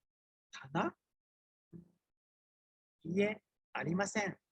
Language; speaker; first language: Japanese; non-native, learner; Indonesian